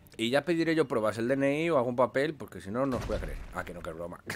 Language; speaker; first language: Spanish; native; Spanish